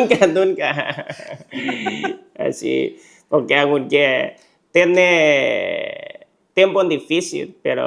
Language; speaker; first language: Spanish; non-native, learner; Chinese